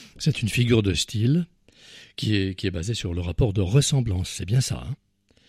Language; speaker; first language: French; native; French